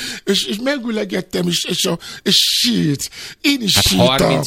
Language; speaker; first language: Hungarian; non-native, learner; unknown